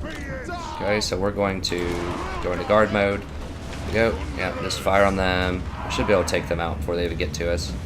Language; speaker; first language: English; native; English